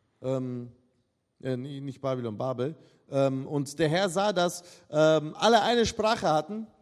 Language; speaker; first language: German; non-native, fluent; Russian